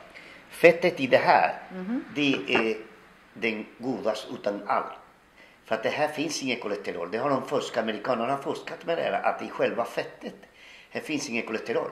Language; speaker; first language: Swedish; non-native, fluent; Spanish